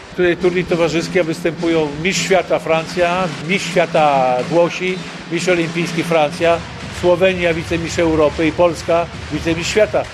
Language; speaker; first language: Polish; native; Polish